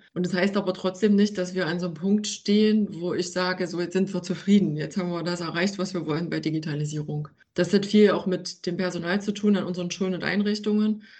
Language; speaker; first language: German; native; German